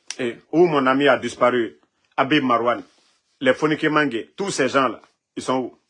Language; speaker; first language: French; non-native, local second language; Mandingo